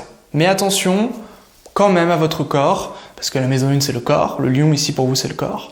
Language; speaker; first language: French; native; French